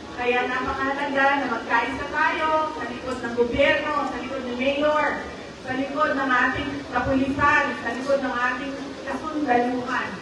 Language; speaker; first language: Filipino; non-native, local second language; Cebuano